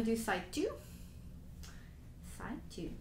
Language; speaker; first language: English; native; English